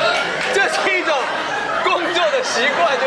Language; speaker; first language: Chinese; native; Chinese